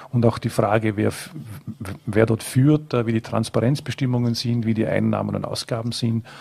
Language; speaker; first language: German; native; German